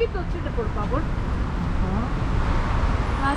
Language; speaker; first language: Spanish; non-native, learner; Turkish